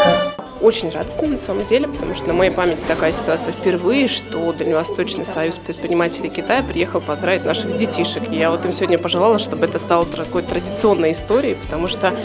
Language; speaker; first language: Russian; native; Russian